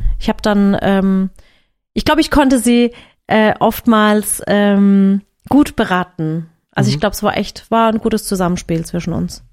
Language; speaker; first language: German; early bilingual, other home language; Turkish